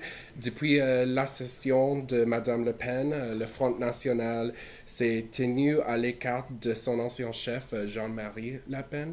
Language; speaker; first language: French; non-native, learner; English